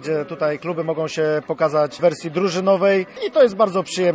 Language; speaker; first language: Polish; native; Polish